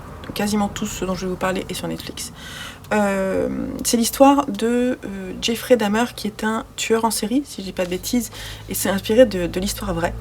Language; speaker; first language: French; native; French